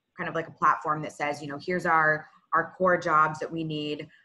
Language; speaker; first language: English; native; English